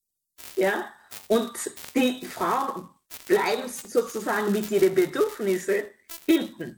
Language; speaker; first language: German; non-native, fluent; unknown